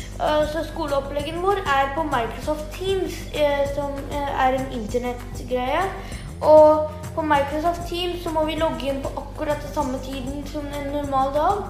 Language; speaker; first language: Norwegian; early bilingual, heritage; Norwegian